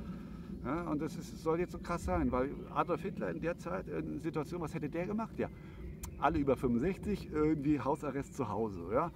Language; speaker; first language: German; native; German